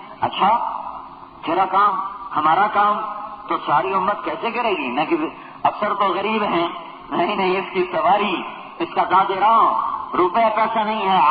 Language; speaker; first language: Urdu; non-native, local second language; Punjabi